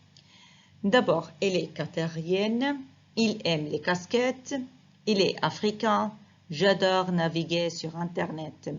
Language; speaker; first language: French; non-native, fluent; Arabic